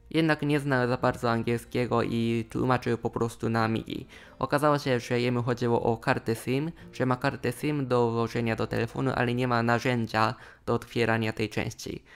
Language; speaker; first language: Polish; non-native, fluent; Japanese